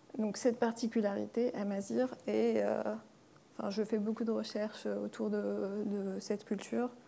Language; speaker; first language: French; non-native, local second language; Kabyle